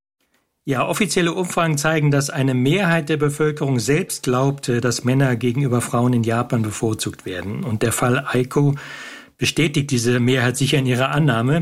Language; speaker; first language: German; native; German